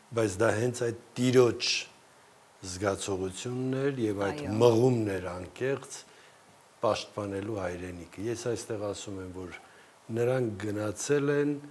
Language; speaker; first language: Armenian; native; Armenian